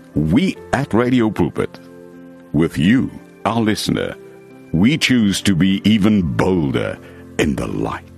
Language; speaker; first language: English; non-native, local second language; Afrikaans